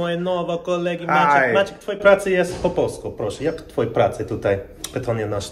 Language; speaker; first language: Polish; non-native, learner; English